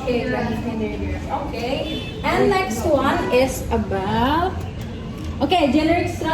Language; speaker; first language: English; non-native, learner; Indonesian